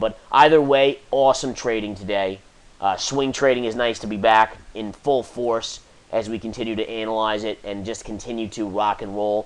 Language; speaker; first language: English; native; English